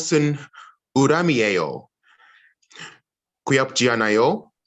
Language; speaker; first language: Korean; non-native, learner; English